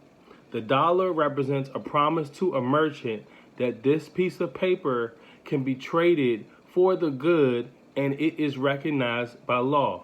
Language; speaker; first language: English; native; English